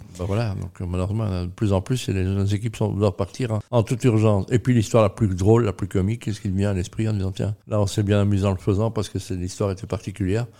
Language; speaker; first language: French; native; French